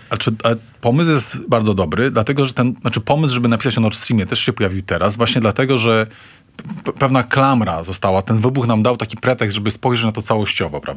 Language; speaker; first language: Polish; native; Polish